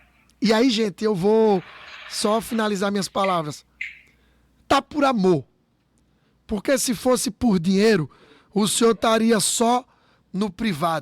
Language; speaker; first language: Portuguese; native; Portuguese